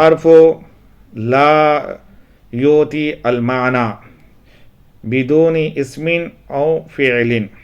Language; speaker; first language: Arabic; non-native, fluent; Urdu